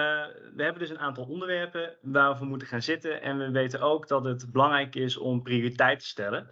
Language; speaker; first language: Dutch; native; Dutch